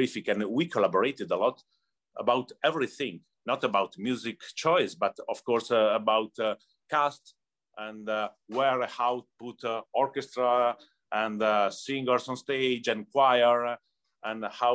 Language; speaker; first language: English; non-native, learner; Italian